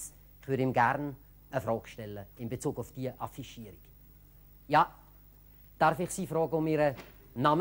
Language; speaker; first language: German; native; German